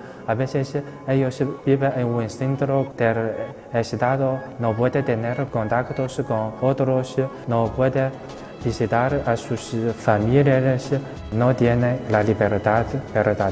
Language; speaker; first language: Spanish; non-native, fluent; Chinese